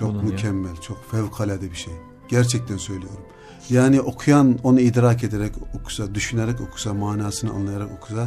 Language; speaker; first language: Turkish; native; Turkish